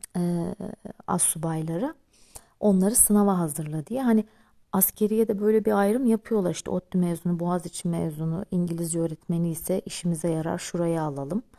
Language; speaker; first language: Turkish; native; Turkish